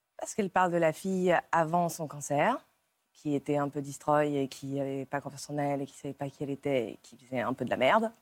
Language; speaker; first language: French; native; French